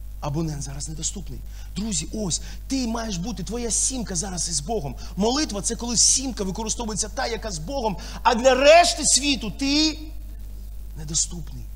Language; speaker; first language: Ukrainian; non-native, local second language; Russian